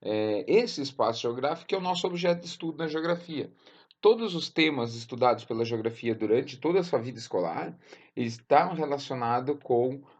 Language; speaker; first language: Portuguese; native; Portuguese